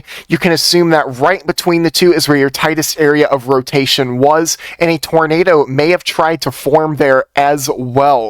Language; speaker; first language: English; native; English